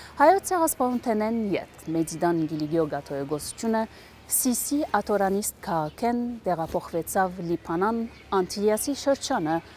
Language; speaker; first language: Armenian; native; Armenian